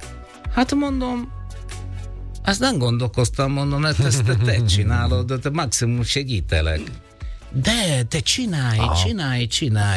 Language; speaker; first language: Hungarian; non-native, learner; Italian